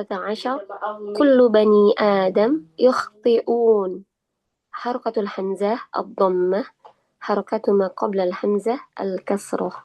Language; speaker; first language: Arabic; non-native, learner; Indonesian